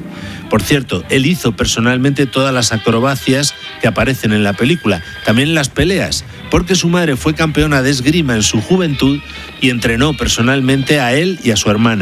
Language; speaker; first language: Spanish; native; Spanish